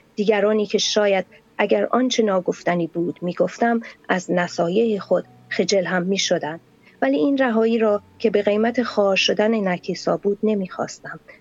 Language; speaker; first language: Persian; native; Persian